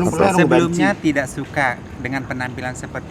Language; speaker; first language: Indonesian; native; Indonesian